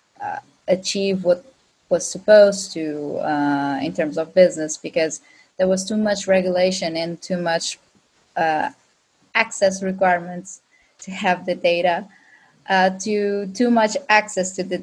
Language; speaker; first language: English; non-native, fluent; Portuguese